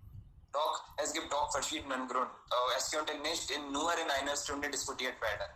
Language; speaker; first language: German; non-native, learner; Hindi